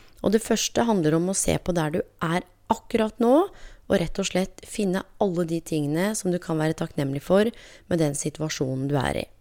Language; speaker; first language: Norwegian; native; Norwegian